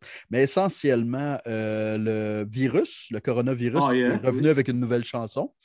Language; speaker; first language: French; native; French